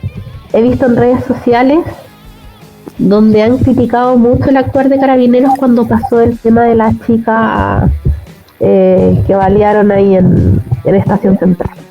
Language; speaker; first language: Spanish; native; Spanish